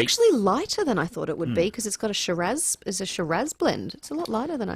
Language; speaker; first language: English; native; English